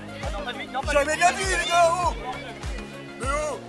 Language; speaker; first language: French; native; French